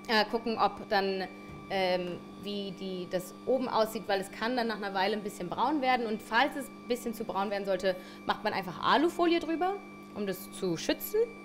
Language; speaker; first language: German; native; German